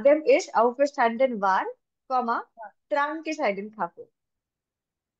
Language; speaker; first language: German; non-native, fluent; Marathi